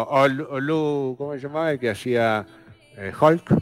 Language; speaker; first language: Spanish; native; Spanish